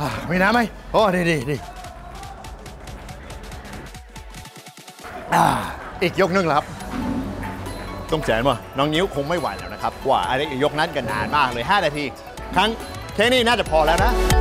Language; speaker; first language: Thai; non-native, fluent; English